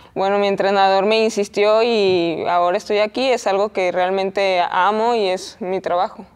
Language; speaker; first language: Spanish; native; Spanish